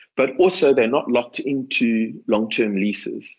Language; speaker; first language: English; native; English